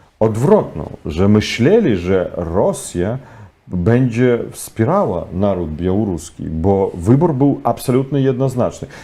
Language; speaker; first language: Polish; non-native, fluent; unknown